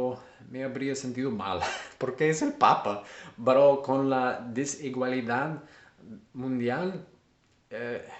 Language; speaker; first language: Spanish; non-native, learner; English